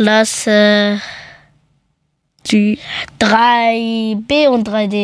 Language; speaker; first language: German; early bilingual, other home language; Persian